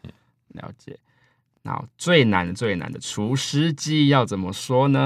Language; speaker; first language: Chinese; native; Chinese